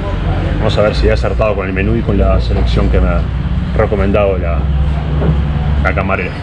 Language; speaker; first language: Spanish; native; Spanish